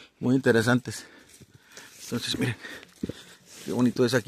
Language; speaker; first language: Spanish; native; Spanish